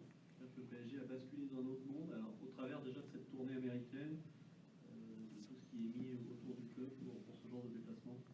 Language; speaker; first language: French; native; French